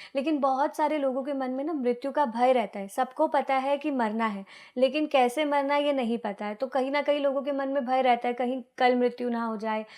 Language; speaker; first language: Hindi; native; Hindi